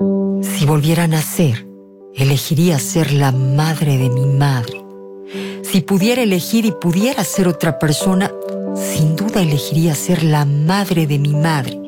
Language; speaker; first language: Spanish; native; Spanish